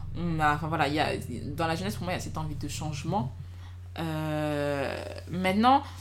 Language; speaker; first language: French; native; French